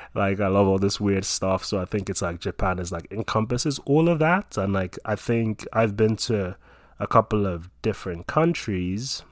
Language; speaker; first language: English; non-native, local second language; Yoruba